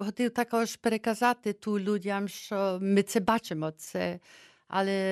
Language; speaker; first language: Ukrainian; early bilingual, heritage; Ukrainian